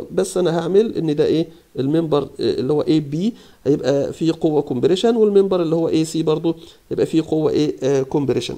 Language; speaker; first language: Arabic; native; Arabic